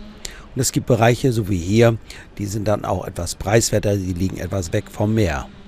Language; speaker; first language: German; native; German